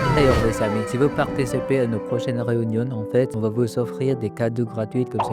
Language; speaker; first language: French; non-native, fluent; Filipino